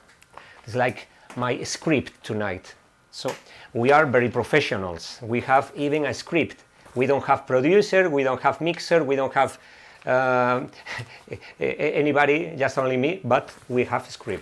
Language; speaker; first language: English; non-native, fluent; Spanish